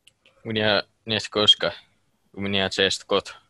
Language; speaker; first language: Russian; non-native, learner; Finnish